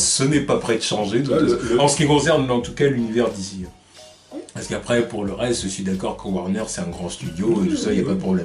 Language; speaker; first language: French; native; French